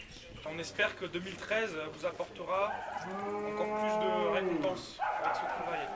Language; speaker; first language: French; native; French